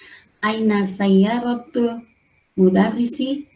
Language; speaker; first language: Arabic; non-native, learner; Indonesian